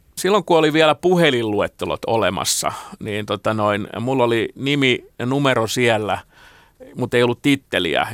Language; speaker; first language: Finnish; non-native, local second language; Swedish